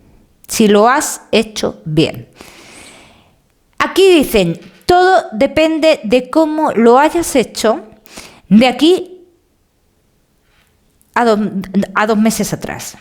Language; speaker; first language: Spanish; native; Spanish